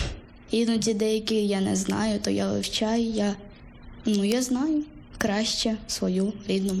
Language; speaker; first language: Ukrainian; early bilingual, heritage; Ukrainian